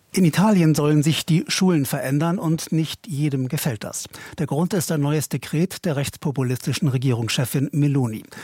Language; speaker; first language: German; native; German